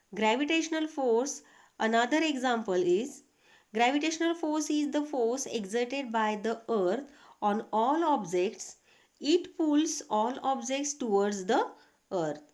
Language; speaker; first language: English; non-native, local second language; Marathi